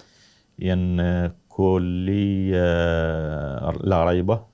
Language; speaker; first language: Indonesian; non-native, learner; Arabic